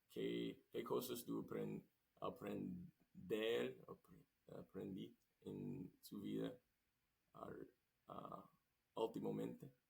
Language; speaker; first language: Spanish; non-native, learner; English